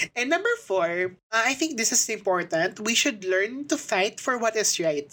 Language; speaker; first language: English; non-native, local second language; Filipino